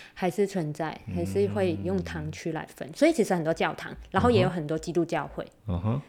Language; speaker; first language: Chinese; non-native, local second language; Cantonese